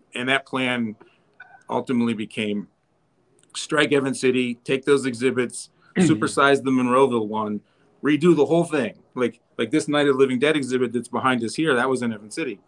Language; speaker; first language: English; native; English